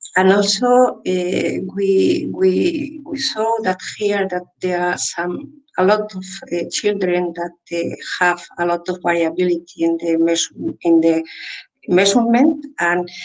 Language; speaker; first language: English; non-native, fluent; Spanish